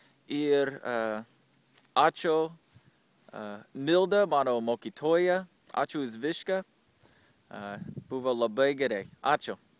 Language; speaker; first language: Lithuanian; non-native, learner; English